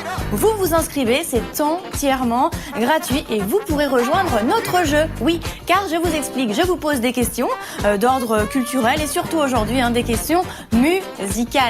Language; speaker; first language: French; native; French